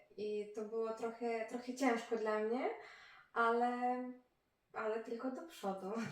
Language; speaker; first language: Polish; non-native, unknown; Ukrainian